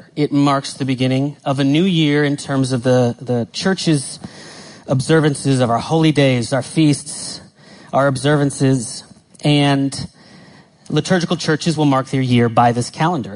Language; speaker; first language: English; native; English